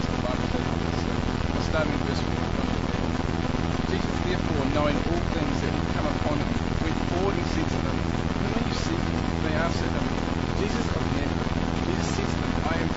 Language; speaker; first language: English; native; English